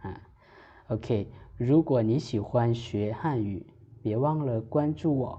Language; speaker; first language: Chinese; non-native, fluent; Lao